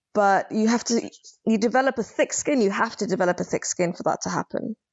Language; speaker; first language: English; early bilingual, other home language; Somali